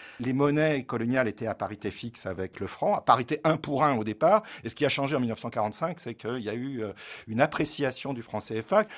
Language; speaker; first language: French; native; French